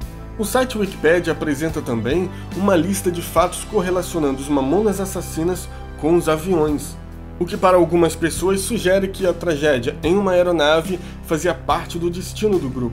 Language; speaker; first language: Portuguese; native; Portuguese